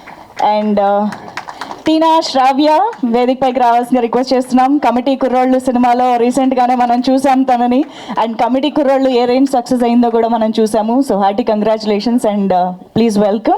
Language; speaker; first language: Telugu; native; Telugu